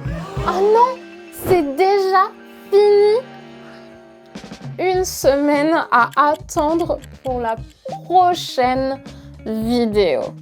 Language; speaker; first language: French; native; French